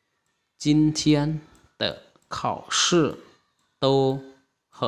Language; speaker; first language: Chinese; non-native, fluent; Lao